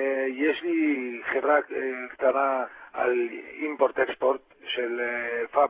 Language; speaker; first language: Hebrew; non-native, fluent; Spanish